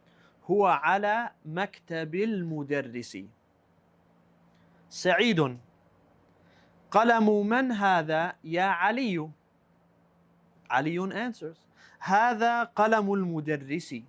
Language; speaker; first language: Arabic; non-native, fluent; English